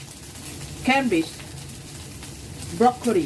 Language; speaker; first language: English; non-native, learner; Thai